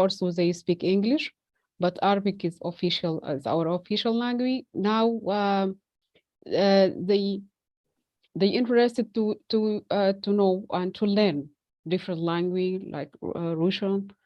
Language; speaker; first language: English; non-native, fluent; Arabic